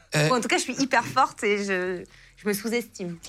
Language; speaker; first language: French; native; French